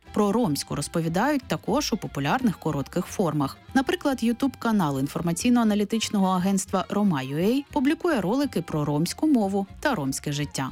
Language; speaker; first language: Ukrainian; native; Ukrainian